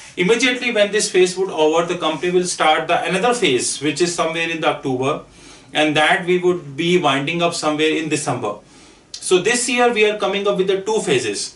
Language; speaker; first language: English; non-native, local second language; Hindi